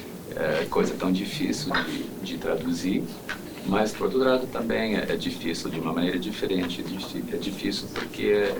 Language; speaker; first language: Portuguese; non-native, fluent; English